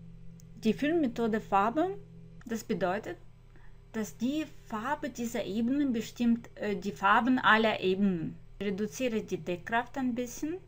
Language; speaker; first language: German; non-native, fluent; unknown